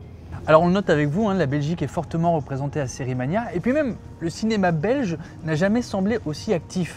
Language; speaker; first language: French; native; French